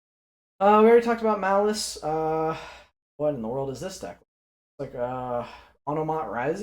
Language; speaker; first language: English; native; English